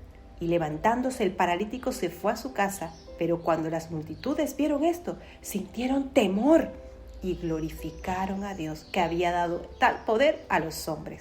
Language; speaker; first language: Spanish; native; Spanish